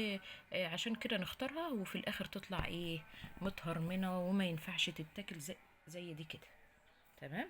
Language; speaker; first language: Arabic; native; Arabic